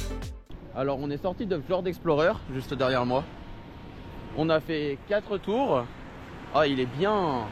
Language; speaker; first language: French; native; French